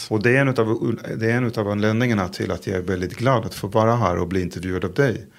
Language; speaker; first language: Swedish; non-native, fluent; Hebrew